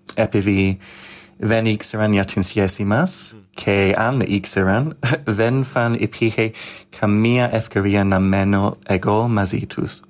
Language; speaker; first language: Greek; non-native, learner; English